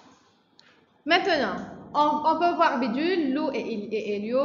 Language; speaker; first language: French; non-native, fluent; Arabic